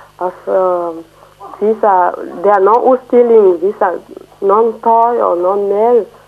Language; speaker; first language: Danish; non-native, learner; French